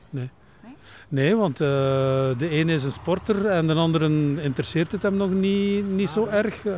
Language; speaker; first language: Dutch; native; Dutch